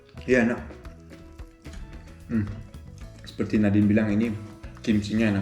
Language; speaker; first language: Indonesian; early bilingual, heritage; German